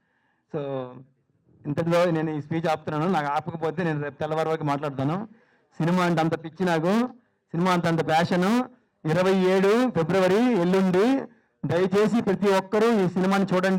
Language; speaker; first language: Telugu; native; Telugu